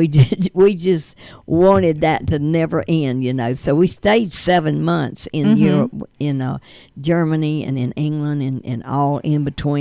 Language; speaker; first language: English; native; English